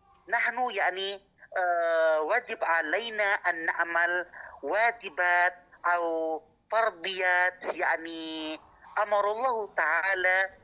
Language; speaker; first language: Arabic; non-native, learner; Indonesian